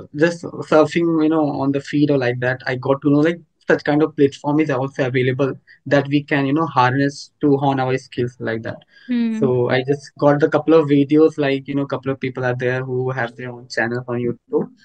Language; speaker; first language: English; non-native, local second language; Hindi